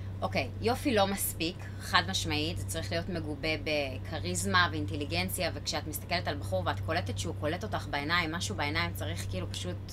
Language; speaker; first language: Hebrew; native; Hebrew